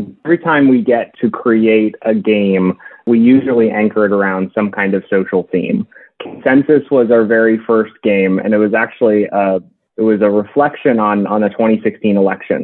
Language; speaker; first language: English; native; English